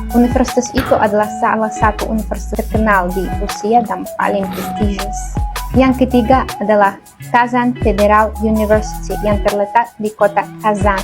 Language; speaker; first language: Malay; non-native, fluent; Russian